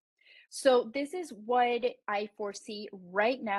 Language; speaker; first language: English; non-native, fluent; Spanish